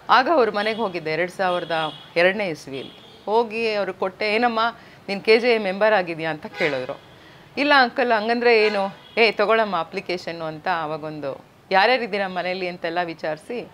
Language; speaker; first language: Kannada; native; Kannada